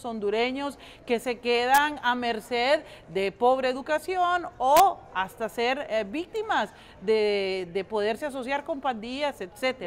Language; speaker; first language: Spanish; native; Spanish